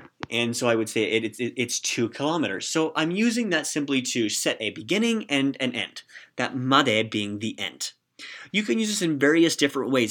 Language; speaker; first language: English; native; English